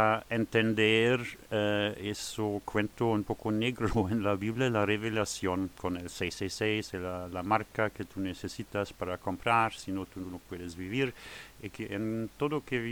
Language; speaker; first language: Spanish; non-native, fluent; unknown